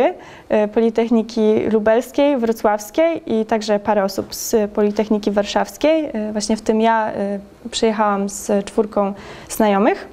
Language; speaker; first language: Polish; native; Polish